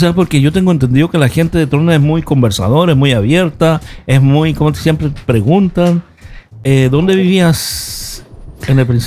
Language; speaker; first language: Spanish; native; Spanish